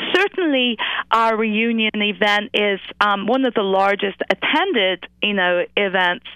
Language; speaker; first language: English; native; English